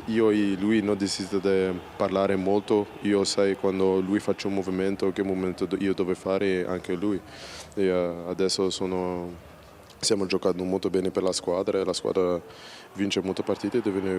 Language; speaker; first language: Italian; non-native, learner; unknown